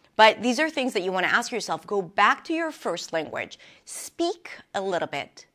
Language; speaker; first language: English; non-native, fluent; Hebrew